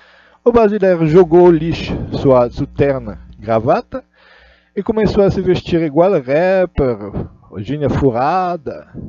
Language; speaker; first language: Portuguese; non-native, learner; Russian